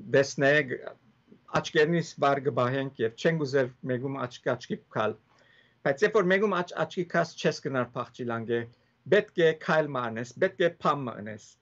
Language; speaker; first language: Armenian; early bilingual, heritage; Armenian